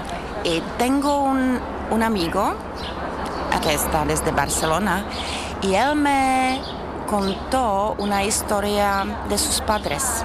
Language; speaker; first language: Spanish; non-native, fluent; Czech